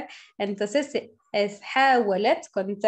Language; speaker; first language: Spanish; non-native, fluent; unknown